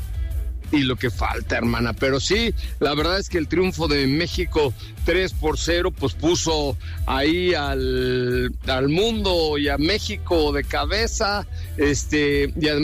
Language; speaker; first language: Spanish; native; Spanish